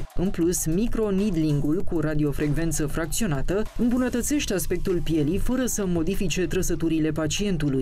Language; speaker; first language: Romanian; native; Romanian